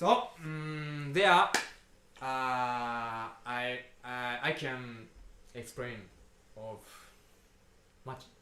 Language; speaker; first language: English; non-native, learner; Japanese